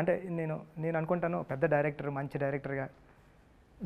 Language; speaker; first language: Telugu; native; Telugu